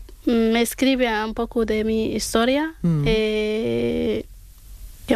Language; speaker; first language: Spanish; non-native, learner; Arabic